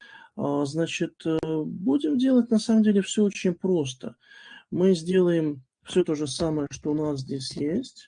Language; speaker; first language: Russian; native; Russian